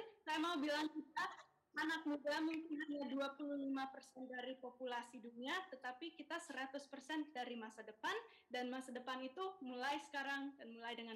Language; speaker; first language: Indonesian; non-native, local second language; English